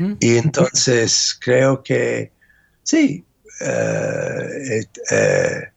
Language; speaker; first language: Spanish; non-native, fluent; English